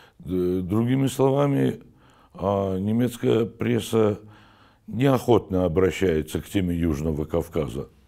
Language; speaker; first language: Russian; non-native, local second language; Armenian